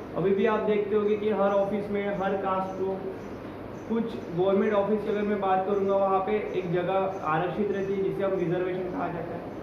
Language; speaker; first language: Hindi; native; Hindi